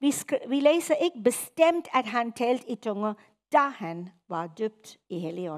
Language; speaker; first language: Danish; non-native, fluent; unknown